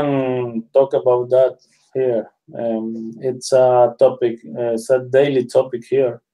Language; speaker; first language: English; non-native, learner; Spanish